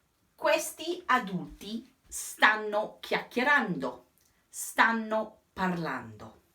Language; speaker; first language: Italian; non-native, fluent; English